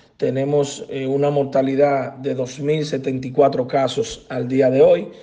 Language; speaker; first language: Spanish; native; Spanish